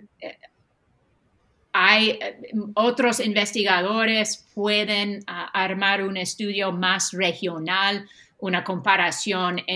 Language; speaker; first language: Spanish; non-native, fluent; English